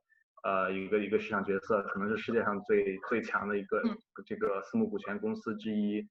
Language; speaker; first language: Chinese; native; Chinese